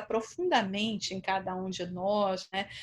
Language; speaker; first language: Portuguese; native; Portuguese